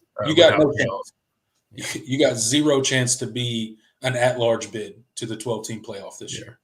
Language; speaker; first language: English; native; English